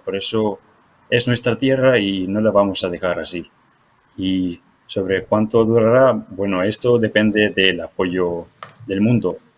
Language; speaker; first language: Spanish; non-native, fluent; Ukrainian